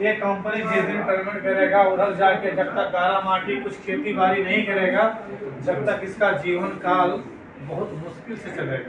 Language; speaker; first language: Hindi; non-native, learner; Nepali